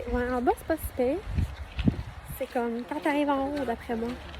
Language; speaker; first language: French; native; French